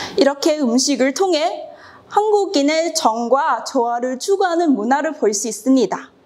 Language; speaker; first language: Korean; non-native, fluent; Cantonese